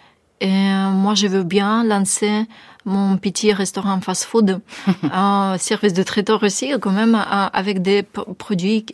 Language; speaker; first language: French; non-native, learner; Ukrainian